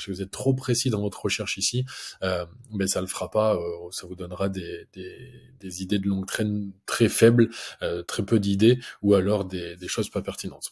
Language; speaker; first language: French; native; French